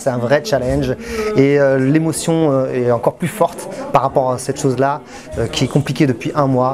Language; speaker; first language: French; native; French